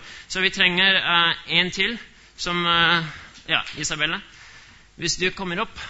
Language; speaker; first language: Norwegian; non-native, fluent; English